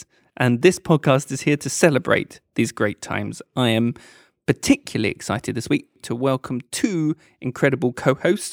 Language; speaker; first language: English; native; English